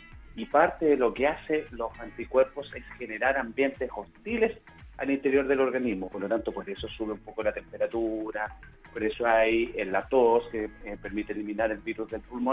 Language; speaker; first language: Spanish; native; Spanish